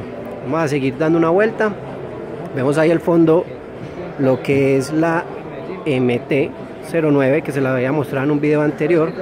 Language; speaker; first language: Spanish; native; Spanish